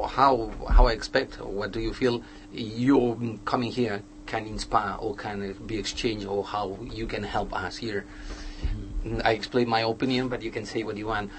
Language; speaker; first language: English; non-native, learner; Catalan